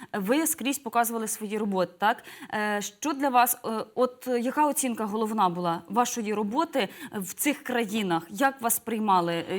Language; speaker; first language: Ukrainian; native; Ukrainian